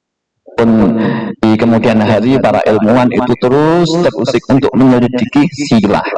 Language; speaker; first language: Indonesian; non-native, local second language; Javanese